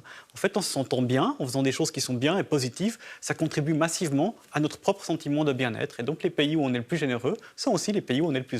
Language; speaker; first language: French; native; French